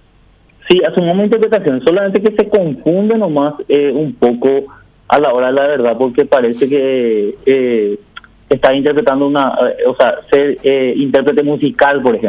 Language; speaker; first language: Spanish; native; Spanish